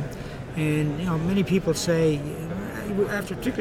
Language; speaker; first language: English; native; English